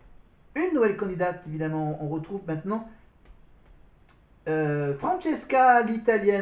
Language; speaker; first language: French; native; French